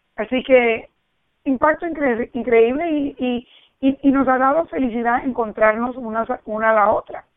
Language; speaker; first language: Spanish; early bilingual, heritage; Spanish